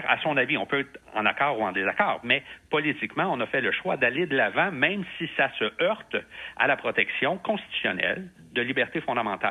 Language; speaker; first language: French; native; French